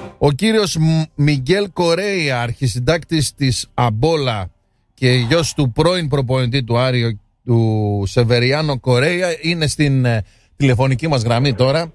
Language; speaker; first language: Greek; native; Greek